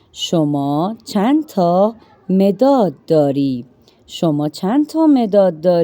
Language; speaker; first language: Persian; non-native, fluent; Urdu